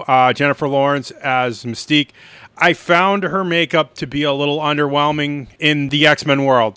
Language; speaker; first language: English; native; English